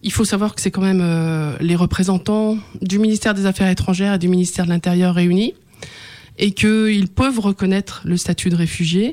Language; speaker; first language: French; native; French